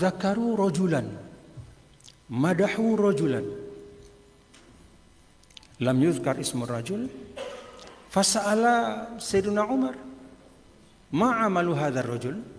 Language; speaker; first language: Arabic; non-native, fluent; Sasak